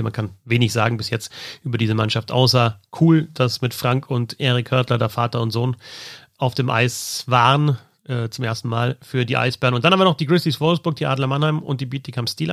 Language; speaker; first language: German; native; German